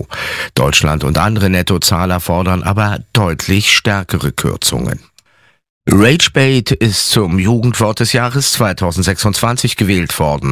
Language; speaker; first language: German; native; German